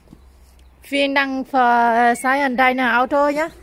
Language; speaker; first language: German; non-native, learner; Vietnamese